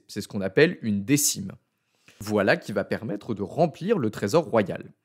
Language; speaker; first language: French; native; French